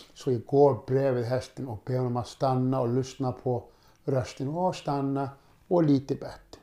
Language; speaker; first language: Swedish; non-native, fluent; Icelandic